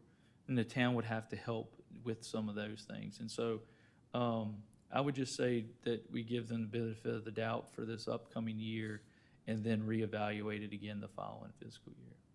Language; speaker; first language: English; native; English